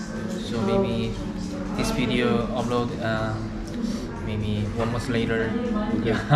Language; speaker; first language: English; non-native, learner; Korean